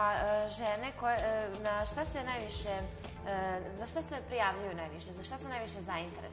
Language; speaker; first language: Serbian; native; Serbian